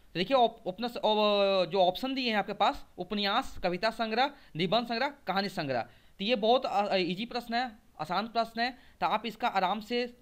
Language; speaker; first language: Hindi; native; Hindi